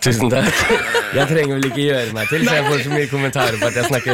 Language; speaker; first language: Norwegian; early bilingual, heritage; Norwegian